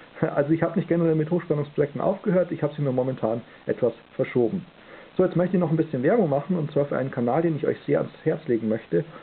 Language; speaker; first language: German; native; German